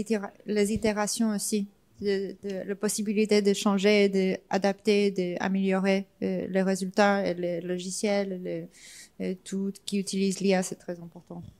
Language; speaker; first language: French; non-native, fluent; English